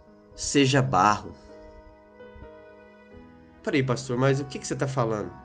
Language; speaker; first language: Portuguese; native; Portuguese